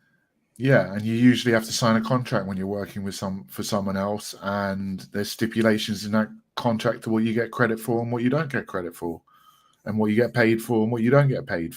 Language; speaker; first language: English; native; English